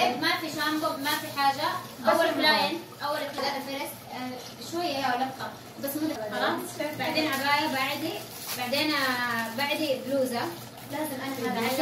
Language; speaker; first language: Arabic; non-native, learner; Filipino